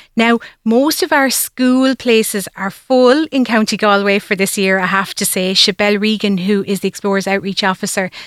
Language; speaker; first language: English; native; English